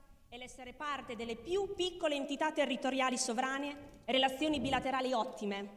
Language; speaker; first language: Italian; native; Italian